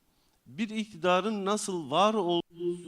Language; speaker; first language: Turkish; native; Turkish